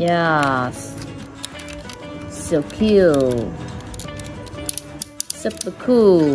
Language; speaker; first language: English; non-native, learner; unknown